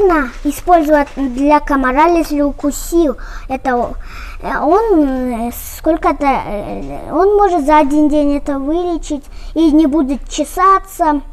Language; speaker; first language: Russian; non-native, local second language; Kyrgyz